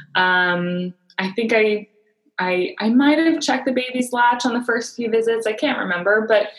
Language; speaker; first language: English; native; English